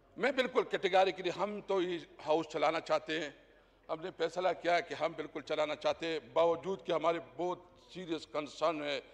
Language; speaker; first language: Urdu; non-native, local second language; Pashto